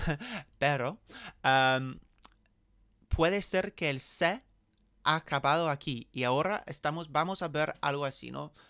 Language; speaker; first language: Spanish; non-native, fluent; English